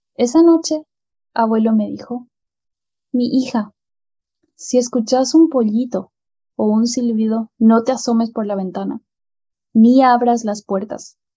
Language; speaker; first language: Spanish; native; Spanish